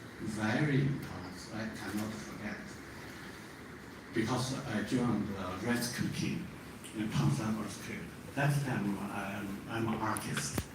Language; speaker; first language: English; non-native, learner; Chinese